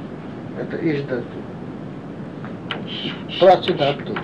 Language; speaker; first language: Russian; non-native, learner; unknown